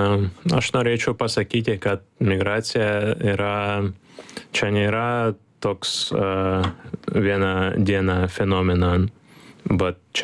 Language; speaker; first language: Lithuanian; non-native, learner; Ukrainian